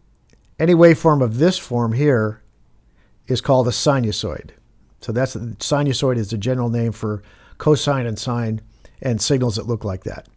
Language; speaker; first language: English; native; English